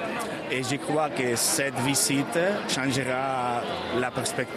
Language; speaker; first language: French; non-native, learner; Spanish